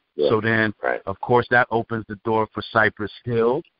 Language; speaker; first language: English; native; English